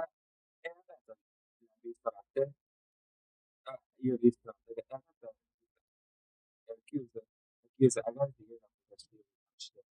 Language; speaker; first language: Italian; non-native, learner; English